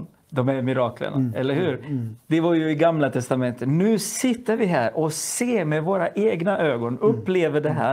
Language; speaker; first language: Swedish; non-native, fluent; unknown